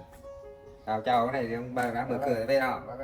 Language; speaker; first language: Vietnamese; native; Vietnamese